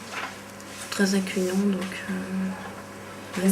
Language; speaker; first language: French; native; French